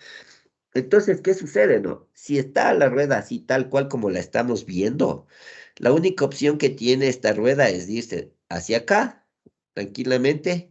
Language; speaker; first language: Spanish; native; Spanish